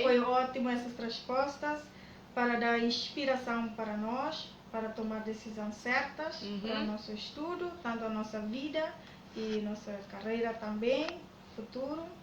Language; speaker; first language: Portuguese; non-native, learner; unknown